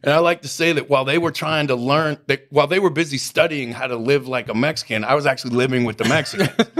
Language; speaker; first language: English; native; English